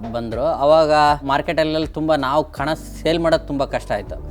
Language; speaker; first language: Kannada; native; Kannada